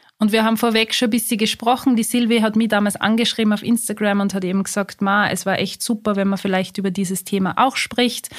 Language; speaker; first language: German; native; German